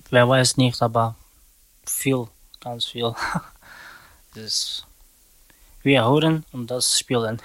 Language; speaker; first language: German; non-native, learner; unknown